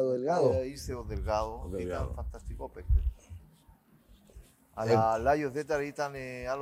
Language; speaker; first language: Greek; non-native, learner; Spanish